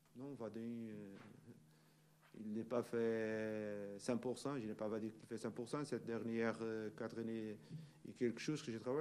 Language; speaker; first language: French; non-native, learner; Portuguese